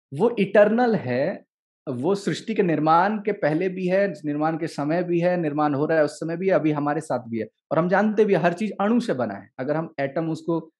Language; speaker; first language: Hindi; native; Hindi